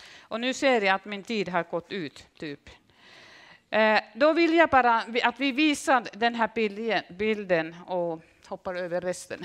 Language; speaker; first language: Swedish; non-native, fluent; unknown